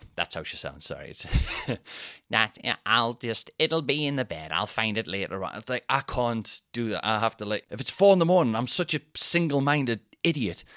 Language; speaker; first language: English; native; English